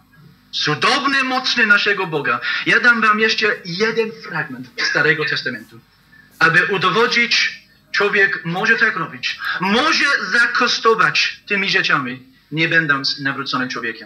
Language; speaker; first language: Polish; non-native, learner; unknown